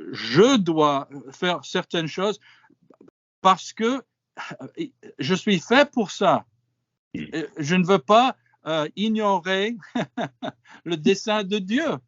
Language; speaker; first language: French; non-native, fluent; English